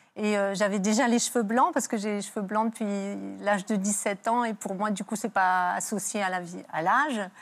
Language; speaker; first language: French; native; French